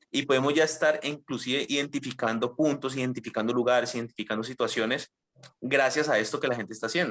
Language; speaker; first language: Spanish; native; Spanish